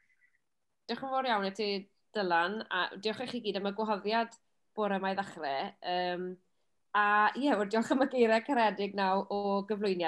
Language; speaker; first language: Welsh; native; Welsh